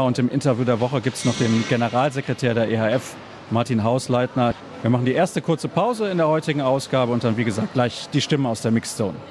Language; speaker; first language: German; native; German